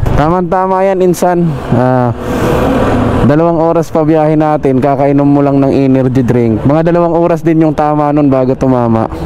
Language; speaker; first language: Filipino; non-native, local second language; Bikol